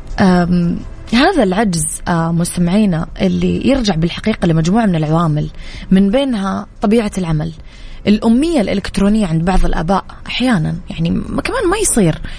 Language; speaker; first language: Arabic; native; Arabic